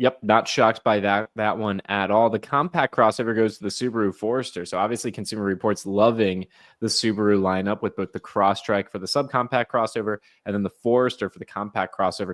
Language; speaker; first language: English; native; English